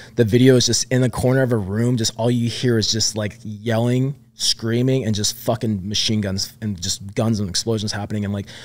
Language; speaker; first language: English; native; English